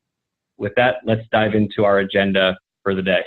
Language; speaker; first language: English; native; English